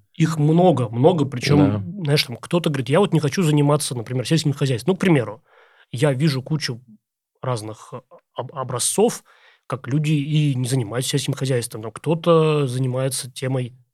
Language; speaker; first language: Russian; native; Russian